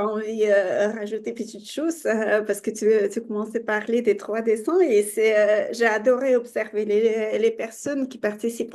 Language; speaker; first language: French; non-native, fluent; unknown